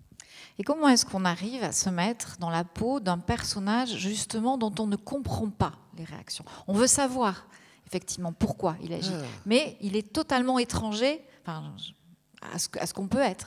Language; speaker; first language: French; native; French